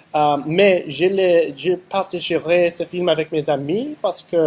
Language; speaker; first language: French; non-native, learner; English